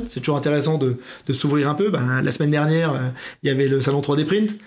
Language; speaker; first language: French; native; French